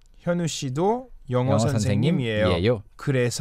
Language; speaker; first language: Korean; non-native, learner; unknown